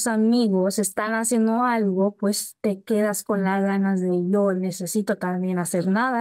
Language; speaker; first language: Spanish; early bilingual, heritage; Spanish